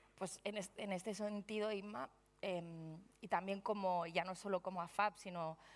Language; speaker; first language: Spanish; non-native, local second language; Catalan